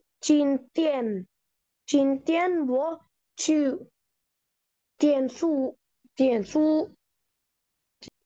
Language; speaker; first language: Chinese; non-native, learner; Indonesian